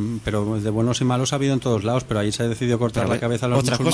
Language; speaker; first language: Spanish; native; Spanish